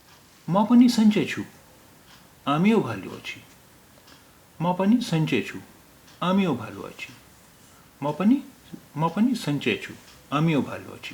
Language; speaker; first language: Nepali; non-native, fluent; Bangla